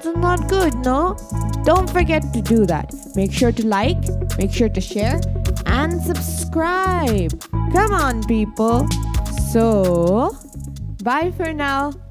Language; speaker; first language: English; non-native, local second language; Marathi